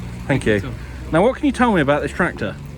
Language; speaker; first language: English; native; English